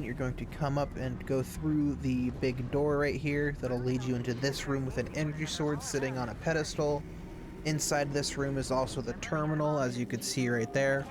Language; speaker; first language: English; native; English